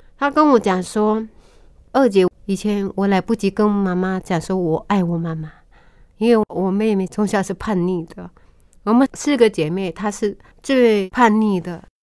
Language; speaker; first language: Chinese; non-native, local second language; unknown